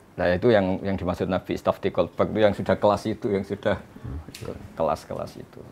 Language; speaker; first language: Indonesian; non-native, local second language; Javanese